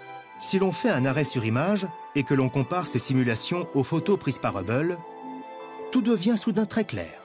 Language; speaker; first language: French; native; French